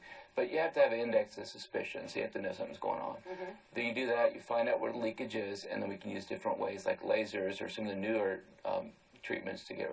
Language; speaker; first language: English; native; English